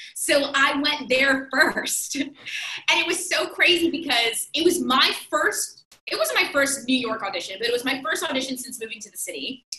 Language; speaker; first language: English; native; English